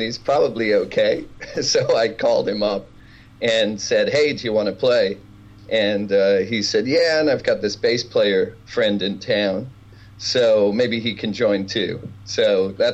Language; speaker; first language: English; native; English